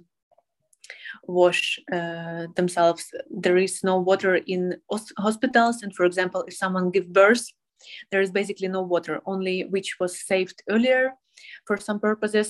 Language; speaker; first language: English; non-native, fluent; Ukrainian